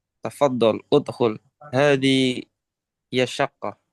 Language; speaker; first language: Arabic; non-native, learner; Indonesian